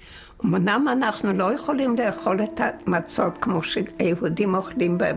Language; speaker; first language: Hebrew; non-native, fluent; Yiddish